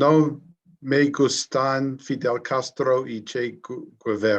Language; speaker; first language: Spanish; non-native, learner; English